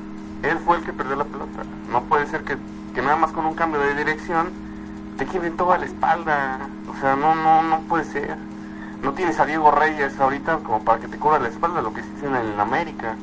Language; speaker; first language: Spanish; native; Spanish